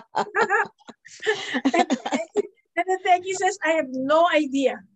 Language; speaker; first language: English; non-native, local second language; Filipino